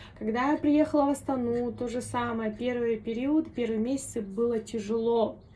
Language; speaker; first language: Russian; native; Russian